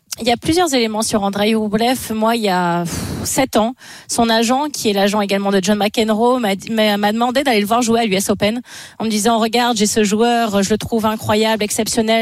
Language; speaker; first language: French; native; French